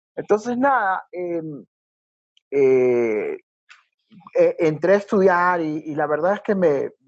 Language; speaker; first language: Spanish; native; Spanish